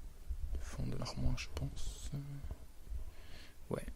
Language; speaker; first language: French; non-native, learner; Spanish